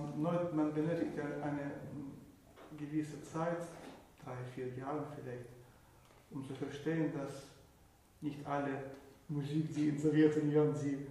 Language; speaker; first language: German; non-native, fluent; Russian